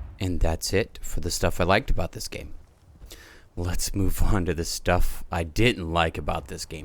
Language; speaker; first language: English; native; English